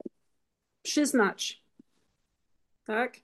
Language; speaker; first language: Polish; non-native, learner; English